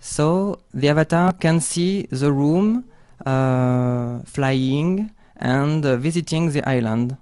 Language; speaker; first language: English; non-native, learner; French